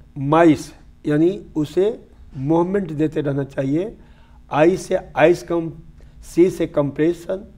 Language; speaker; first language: Hindi; native; Hindi